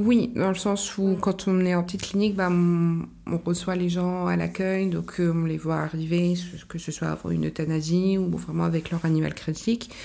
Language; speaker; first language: French; native; French